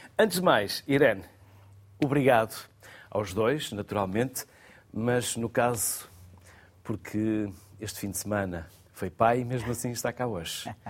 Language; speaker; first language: Portuguese; native; Portuguese